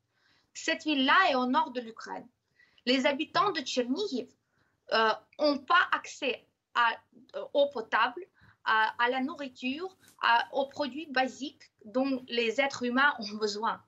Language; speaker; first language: French; non-native, fluent; Ukrainian